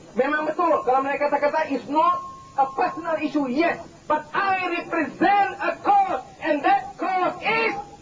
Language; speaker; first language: English; non-native, local second language; Malay